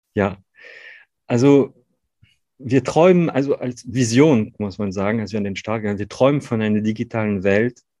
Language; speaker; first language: German; non-native, fluent; French